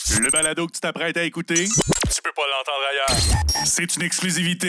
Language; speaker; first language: French; native; French